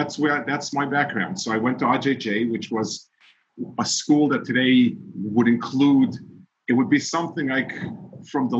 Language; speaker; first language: English; early bilingual, other home language; Yiddish